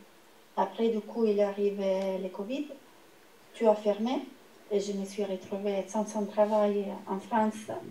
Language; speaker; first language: French; non-native, fluent; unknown